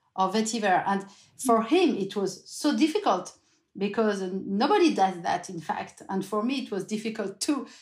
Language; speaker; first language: English; non-native, fluent; French